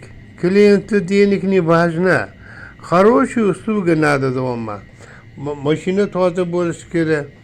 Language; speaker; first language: Russian; non-native, learner; Uzbek